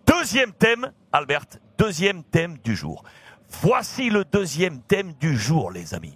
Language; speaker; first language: French; native; French